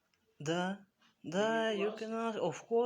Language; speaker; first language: English; non-native, learner; Russian